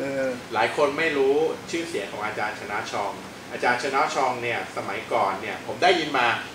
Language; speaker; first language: Thai; native; Thai